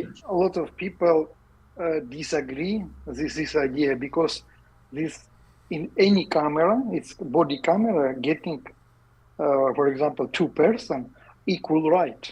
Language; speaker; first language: English; non-native, learner; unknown